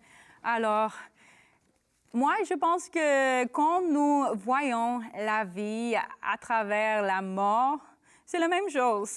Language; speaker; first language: French; non-native, learner; English